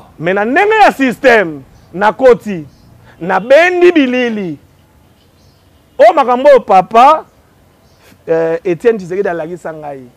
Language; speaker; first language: Lingala; non-native, local second language; Swahili